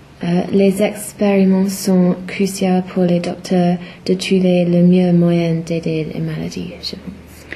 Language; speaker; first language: French; non-native, learner; English